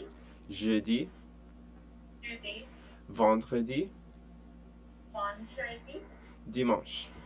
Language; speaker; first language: French; non-native, fluent; English